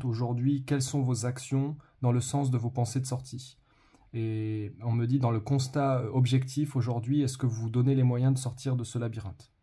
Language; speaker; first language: French; native; French